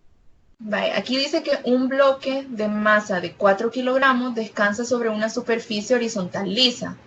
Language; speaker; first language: Spanish; native; Spanish